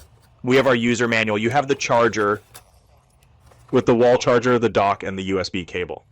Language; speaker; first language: English; native; English